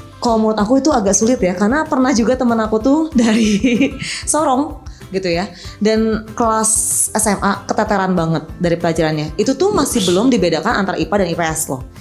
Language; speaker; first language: Indonesian; native; Indonesian